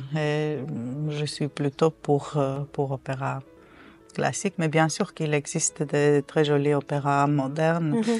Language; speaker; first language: French; non-native, fluent; Armenian